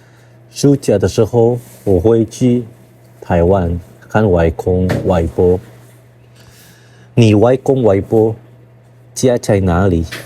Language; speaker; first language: Chinese; non-native, fluent; Indonesian